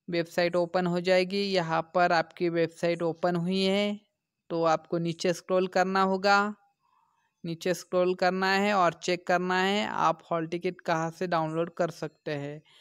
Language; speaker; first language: Hindi; non-native, local second language; Marathi